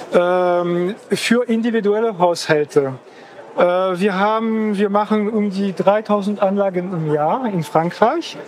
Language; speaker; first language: German; non-native, fluent; French